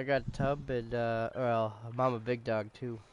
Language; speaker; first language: English; native; English